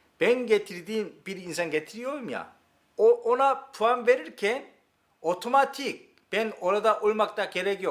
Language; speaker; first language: Turkish; non-native, learner; Korean